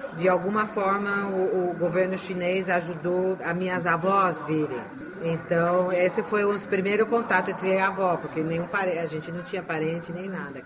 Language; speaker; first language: Portuguese; early bilingual, heritage; Chinese